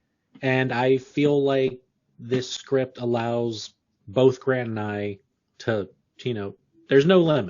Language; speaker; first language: English; native; English